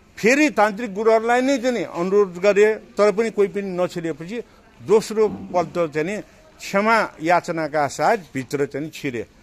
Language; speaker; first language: Nepali; non-native, local second language; Newari